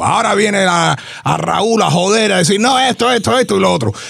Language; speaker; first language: Spanish; native; Spanish